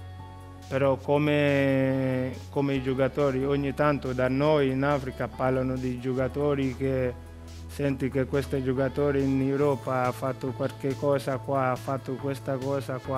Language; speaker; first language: Italian; non-native, learner; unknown